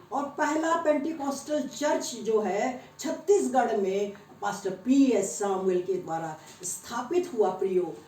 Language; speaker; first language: Hindi; native; Hindi